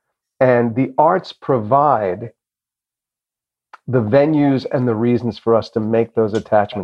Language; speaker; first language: English; native; English